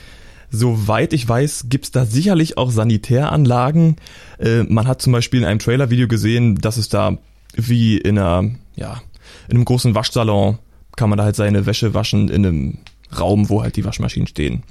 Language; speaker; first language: German; native; German